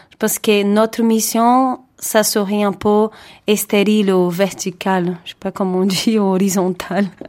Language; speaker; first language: French; non-native, fluent; Portuguese